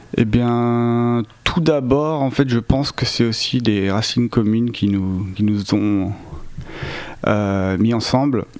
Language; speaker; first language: French; native; French